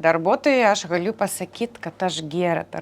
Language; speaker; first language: Lithuanian; non-native, learner; Ukrainian